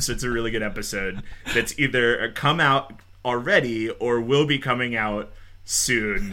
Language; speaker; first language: English; native; English